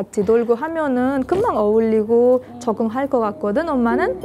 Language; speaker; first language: Korean; non-native, fluent; Uzbek